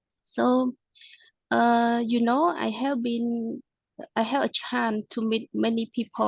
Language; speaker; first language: English; non-native, local second language; Khmer